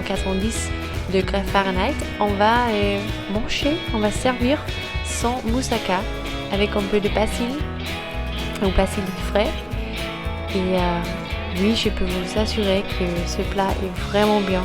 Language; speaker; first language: French; non-native, fluent; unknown